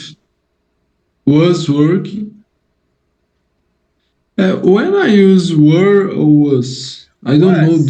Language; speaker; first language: English; non-native, learner; Portuguese